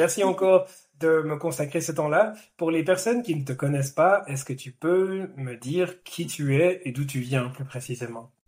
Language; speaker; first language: French; native; French